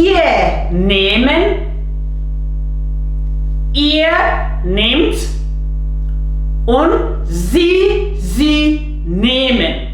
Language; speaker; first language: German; non-native, fluent; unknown